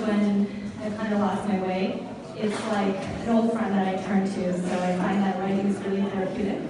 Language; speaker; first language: English; native; English